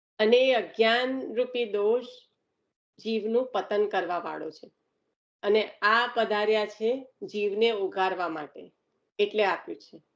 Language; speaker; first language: Gujarati; early bilingual, heritage; Gujarati